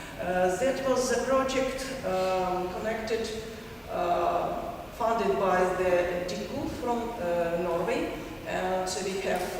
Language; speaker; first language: English; non-native, learner; Ukrainian